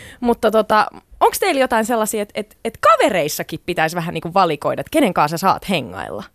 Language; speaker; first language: Finnish; early bilingual, other home language; Sinhala